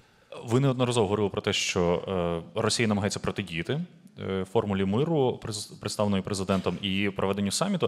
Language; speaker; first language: Ukrainian; native; Ukrainian